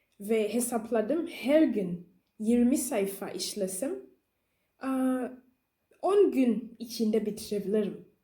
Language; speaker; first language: Turkish; non-native, learner; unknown